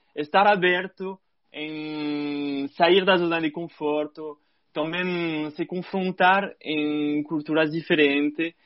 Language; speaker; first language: Portuguese; non-native, fluent; French